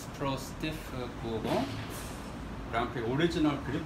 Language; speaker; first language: Korean; native; Korean